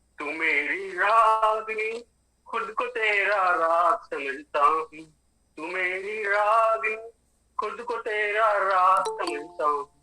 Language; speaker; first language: Hindi; native; Hindi